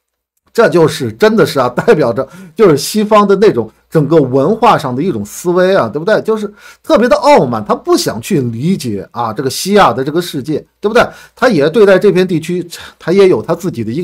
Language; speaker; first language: Chinese; native; Chinese